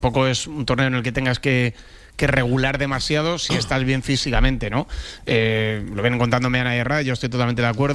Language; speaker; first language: Spanish; native; Spanish